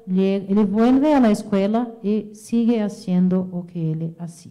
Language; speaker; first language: Spanish; non-native, fluent; Portuguese